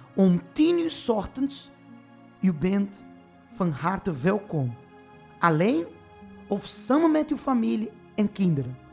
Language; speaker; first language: Dutch; non-native, fluent; Portuguese